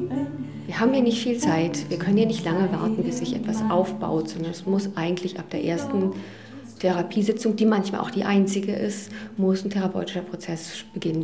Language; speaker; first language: German; native; German